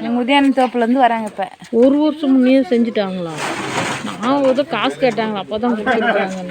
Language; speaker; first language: Tamil; native; Tamil